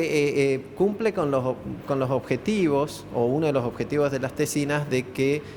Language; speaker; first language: Spanish; native; Spanish